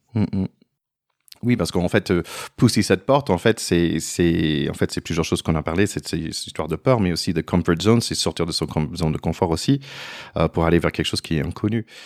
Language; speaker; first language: French; non-native, fluent; English